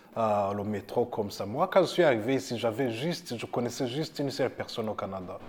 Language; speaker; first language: French; non-native, local second language; Rundi